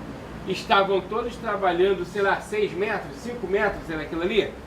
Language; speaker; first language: Portuguese; native; Portuguese